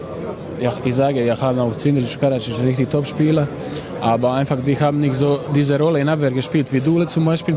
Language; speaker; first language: German; non-native, fluent; Croatian